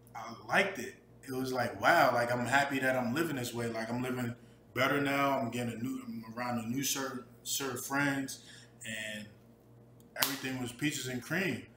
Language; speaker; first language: English; native; English